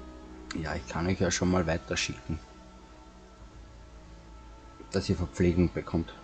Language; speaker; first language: German; native; German